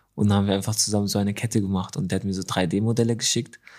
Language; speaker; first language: German; early bilingual, other home language; Arabic